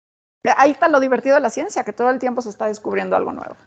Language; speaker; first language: Spanish; native; Spanish